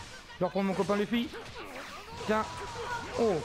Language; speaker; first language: French; native; French